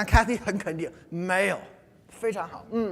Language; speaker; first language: Chinese; non-native, fluent; English